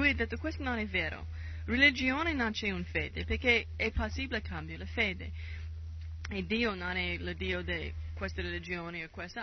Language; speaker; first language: Italian; non-native, learner; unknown